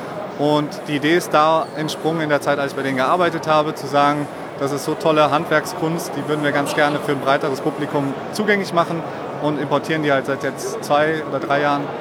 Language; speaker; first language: German; native; German